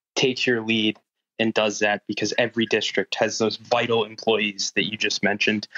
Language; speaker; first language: English; native; English